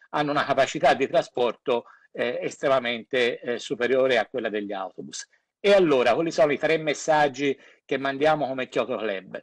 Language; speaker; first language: Italian; native; Italian